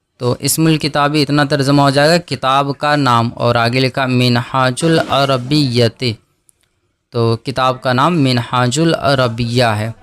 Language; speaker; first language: Urdu; native; Urdu